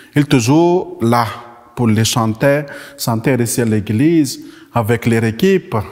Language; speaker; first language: French; non-native, local second language; Malagasy